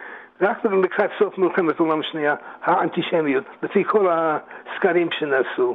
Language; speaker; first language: Hebrew; non-native, fluent; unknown